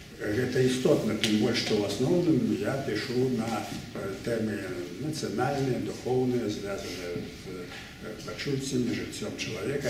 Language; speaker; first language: Belarusian; native; Belarusian